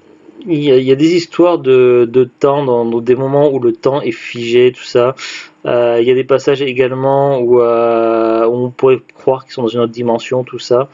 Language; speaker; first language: French; native; French